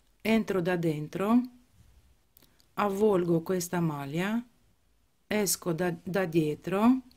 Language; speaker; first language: Italian; non-native, fluent; Ukrainian